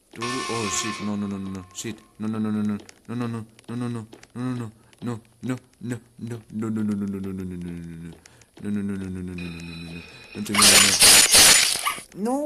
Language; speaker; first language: Spanish; native; Spanish